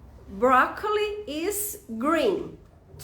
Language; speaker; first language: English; non-native, fluent; Portuguese